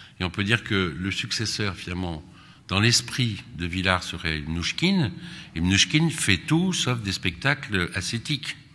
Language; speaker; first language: French; native; French